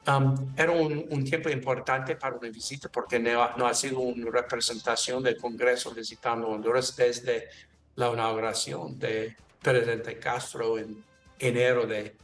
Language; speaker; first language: Spanish; non-native, learner; English